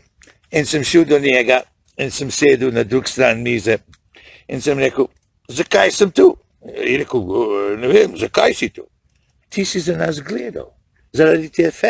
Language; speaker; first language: Slovenian; early bilingual, heritage; Slovenian